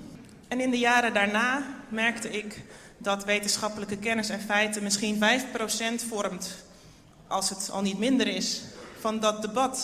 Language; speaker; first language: Dutch; native; Dutch